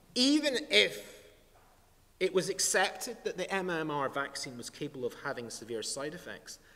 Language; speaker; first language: English; native; English